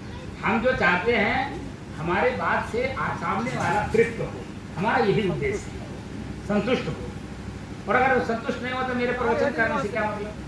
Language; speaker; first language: Hindi; native; Hindi